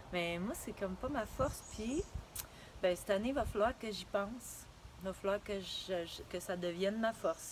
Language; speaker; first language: French; native; French